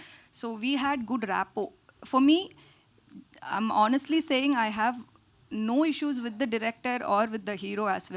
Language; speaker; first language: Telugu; non-native, learner; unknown